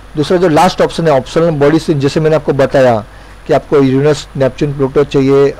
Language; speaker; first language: Hindi; non-native, local second language; Gujarati